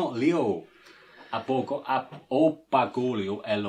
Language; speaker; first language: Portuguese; non-native, learner; English